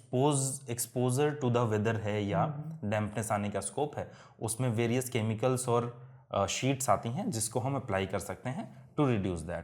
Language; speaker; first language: Hindi; native; Hindi